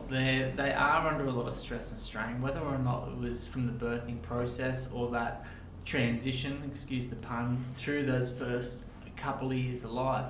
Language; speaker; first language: English; native; English